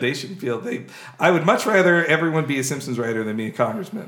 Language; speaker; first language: English; native; English